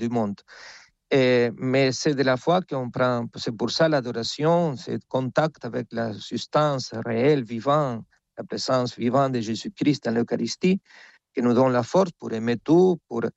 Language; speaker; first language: French; non-native, fluent; Spanish